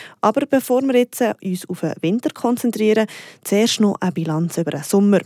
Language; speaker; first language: German; native; German